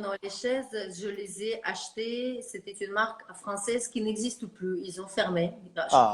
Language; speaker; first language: French; non-native, fluent; Russian